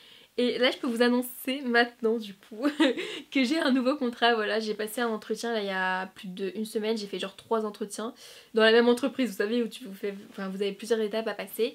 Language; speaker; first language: French; native; French